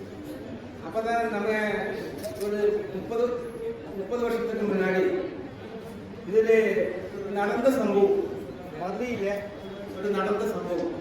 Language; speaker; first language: Tamil; non-native, learner; Malayalam